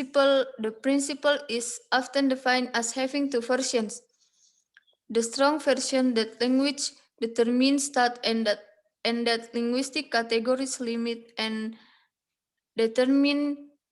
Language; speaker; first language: English; non-native, learner; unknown